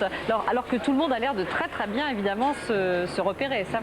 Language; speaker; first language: French; native; French